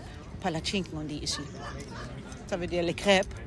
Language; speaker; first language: French; non-native, fluent; German